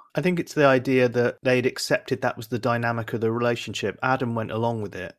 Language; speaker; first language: English; native; English